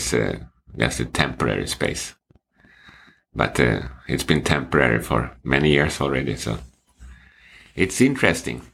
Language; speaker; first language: English; non-native, fluent; Swedish